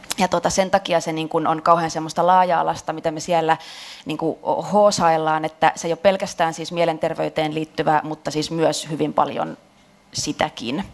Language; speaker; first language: Finnish; native; Finnish